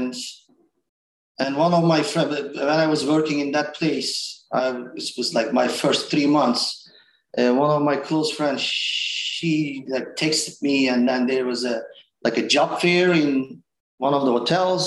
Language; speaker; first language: English; non-native, fluent; Turkish